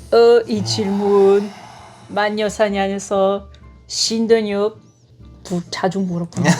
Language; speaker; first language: Korean; non-native, fluent; Russian